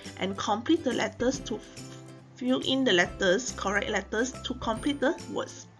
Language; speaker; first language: English; non-native, local second language; Chinese